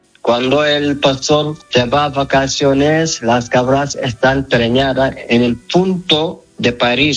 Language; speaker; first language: Spanish; non-native, learner; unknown